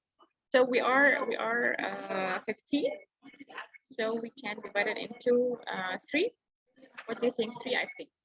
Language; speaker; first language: English; non-native, fluent; Arabic